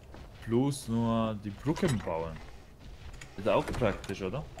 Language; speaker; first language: German; non-native, learner; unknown